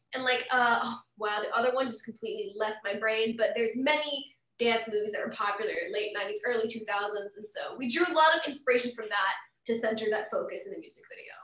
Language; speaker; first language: English; native; English